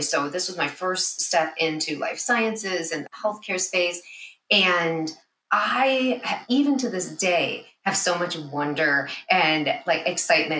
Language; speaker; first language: English; native; English